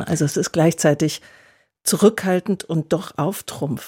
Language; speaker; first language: German; native; German